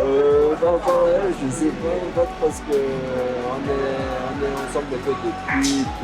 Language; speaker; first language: French; non-native, local second language; Malagasy